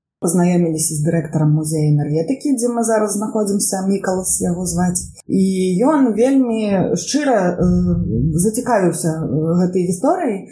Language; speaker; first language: Belarusian; non-native, local second language; Russian